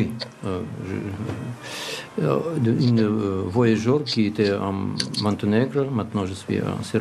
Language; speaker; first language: French; non-native, learner; Russian